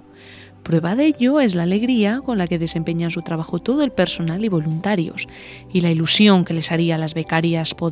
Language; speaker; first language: Spanish; native; Spanish